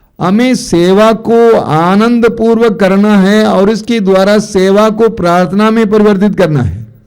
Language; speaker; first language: Hindi; non-native, local second language; Malayalam